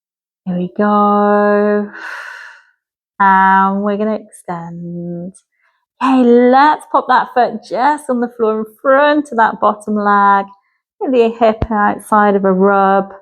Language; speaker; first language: English; native; English